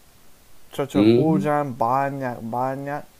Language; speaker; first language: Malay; non-native, learner; English